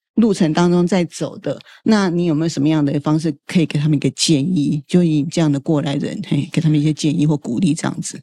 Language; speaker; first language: Chinese; native; Chinese